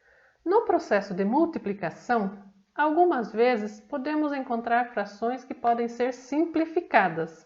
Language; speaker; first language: Portuguese; native; Portuguese